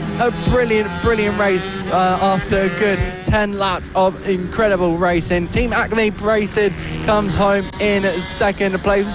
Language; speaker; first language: English; native; English